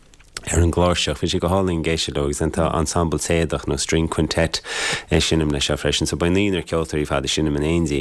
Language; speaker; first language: Irish; native; Irish